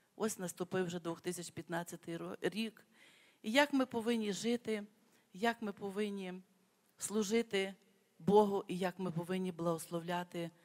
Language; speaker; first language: Ukrainian; native; Ukrainian